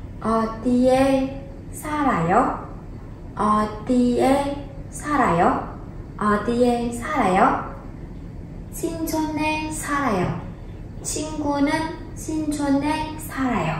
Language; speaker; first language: Korean; non-native, fluent; Vietnamese